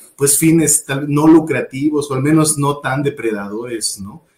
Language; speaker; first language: Spanish; native; Spanish